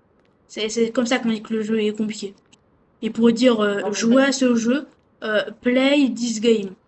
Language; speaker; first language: French; native; French